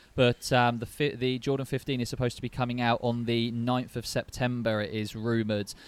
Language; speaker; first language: English; native; English